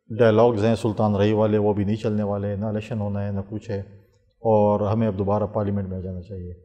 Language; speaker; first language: Urdu; non-native, local second language; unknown